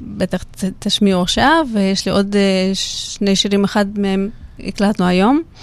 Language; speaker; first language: Hebrew; non-native, fluent; Russian